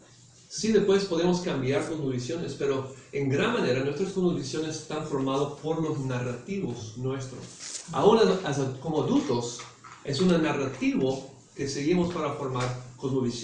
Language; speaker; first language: Spanish; non-native, fluent; English